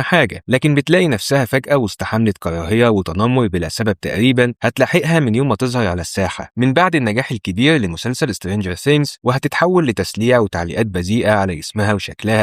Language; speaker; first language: Arabic; native; Arabic